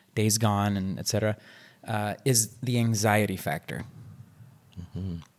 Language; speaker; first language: English; native; English